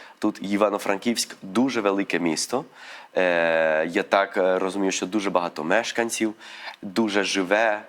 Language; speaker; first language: Ukrainian; early bilingual, heritage; Ukrainian